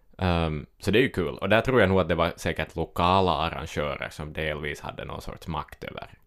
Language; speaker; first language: Swedish; native; Swedish